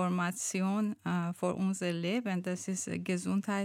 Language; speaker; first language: German; non-native, learner; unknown